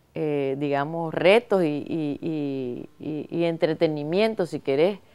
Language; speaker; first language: Spanish; native; Spanish